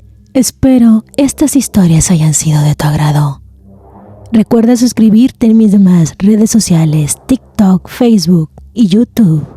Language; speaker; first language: Spanish; native; Spanish